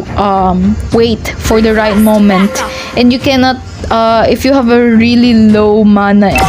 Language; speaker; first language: English; non-native, local second language; Filipino